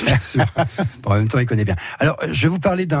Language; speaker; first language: French; native; French